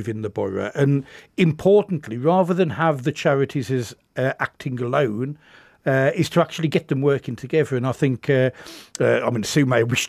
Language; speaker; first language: English; native; English